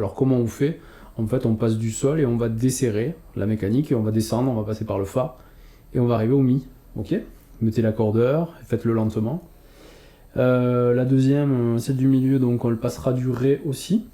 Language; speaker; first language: French; native; French